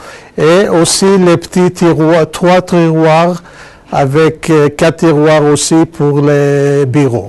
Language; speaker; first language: French; non-native, fluent; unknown